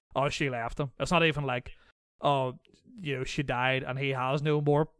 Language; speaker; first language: English; native; English